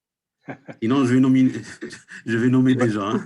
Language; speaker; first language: French; non-native, local second language; Arabic